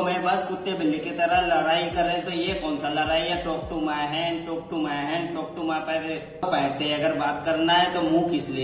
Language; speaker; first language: Hindi; native; Hindi